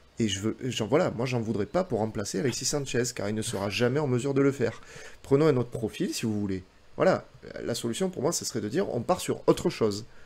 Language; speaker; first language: French; native; French